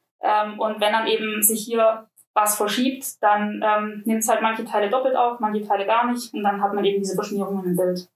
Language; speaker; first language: German; native; German